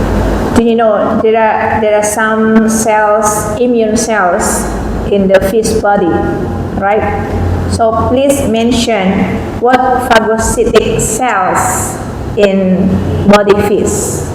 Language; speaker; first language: English; non-native, fluent; Indonesian